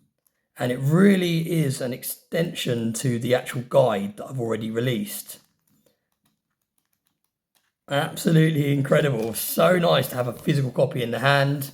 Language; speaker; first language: English; native; English